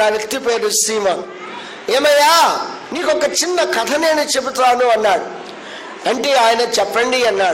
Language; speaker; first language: Telugu; native; Telugu